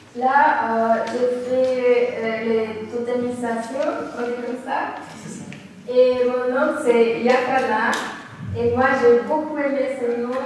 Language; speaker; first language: French; non-native, local second language; Spanish